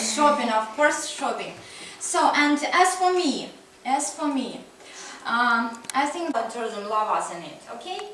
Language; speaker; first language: English; non-native, fluent; Russian